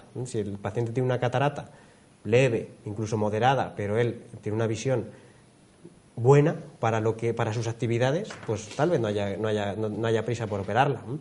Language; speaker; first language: Spanish; native; Spanish